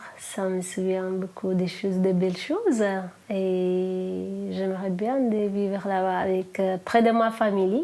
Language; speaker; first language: French; non-native, learner; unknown